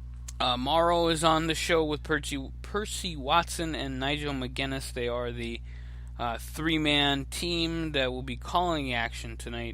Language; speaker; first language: English; native; English